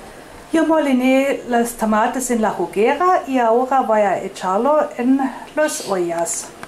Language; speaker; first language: Spanish; non-native, fluent; German